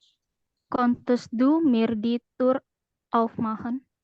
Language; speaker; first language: German; non-native, learner; Indonesian